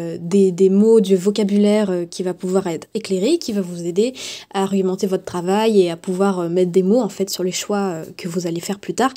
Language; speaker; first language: French; native; French